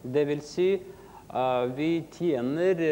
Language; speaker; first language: Swedish; non-native, learner; Russian